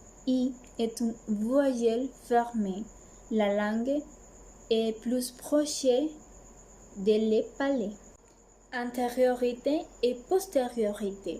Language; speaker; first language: French; non-native, learner; Spanish